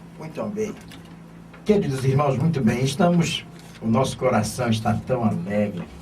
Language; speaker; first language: Portuguese; native; Portuguese